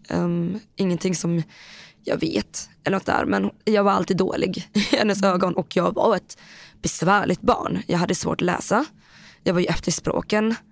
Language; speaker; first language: Swedish; native; Swedish